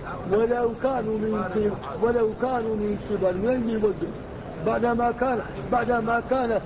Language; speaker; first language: Arabic; native; Arabic